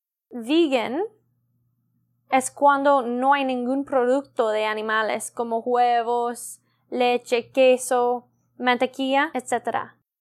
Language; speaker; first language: Spanish; non-native, learner; English